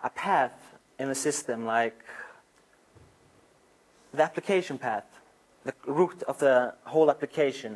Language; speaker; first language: English; non-native, fluent; Icelandic